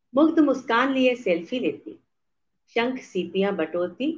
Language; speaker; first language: Hindi; native; Hindi